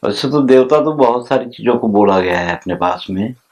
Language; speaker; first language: Hindi; non-native, local second language; Telugu